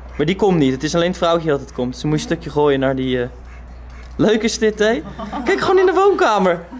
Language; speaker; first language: Dutch; native; Dutch